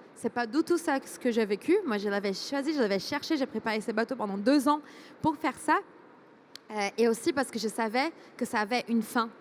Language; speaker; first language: French; non-native, fluent; Portuguese